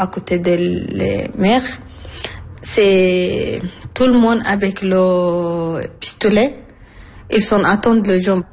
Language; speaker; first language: French; non-native, learner; Arabic